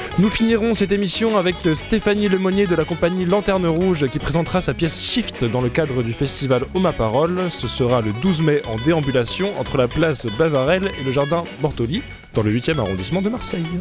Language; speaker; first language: French; native; French